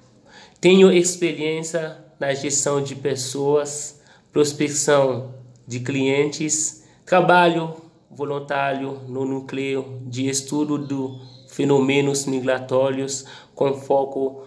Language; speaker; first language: Portuguese; non-native, local second language; Haitian Creole